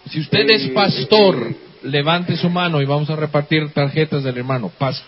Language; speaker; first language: Spanish; native; Spanish